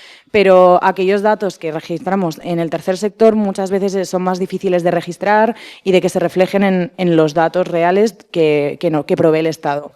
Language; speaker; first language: Spanish; native; Spanish